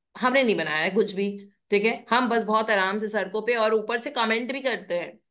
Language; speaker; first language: Hindi; native; Hindi